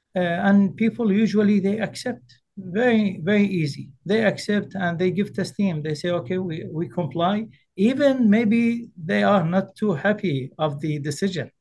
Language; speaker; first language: English; early bilingual, other home language; Arabic